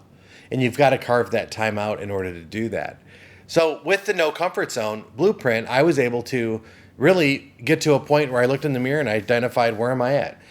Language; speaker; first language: English; native; English